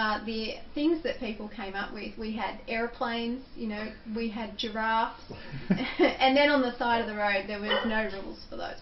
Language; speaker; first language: English; native; English